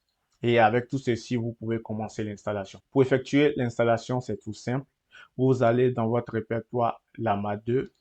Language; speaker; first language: French; native; French